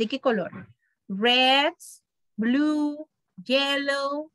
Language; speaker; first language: Spanish; native; Spanish